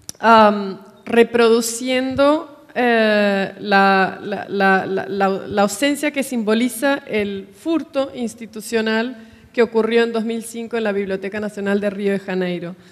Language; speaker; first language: Spanish; native; Spanish